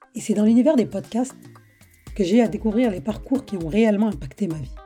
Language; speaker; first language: French; native; French